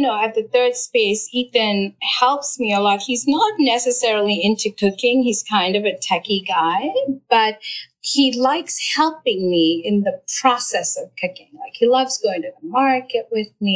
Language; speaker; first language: English; non-native, local second language; Malayalam